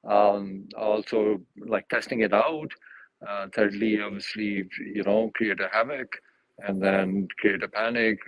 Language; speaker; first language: English; non-native, local second language; Urdu